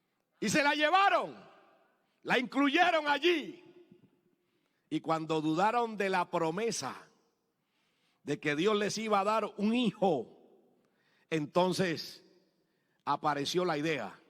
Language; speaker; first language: Spanish; native; Spanish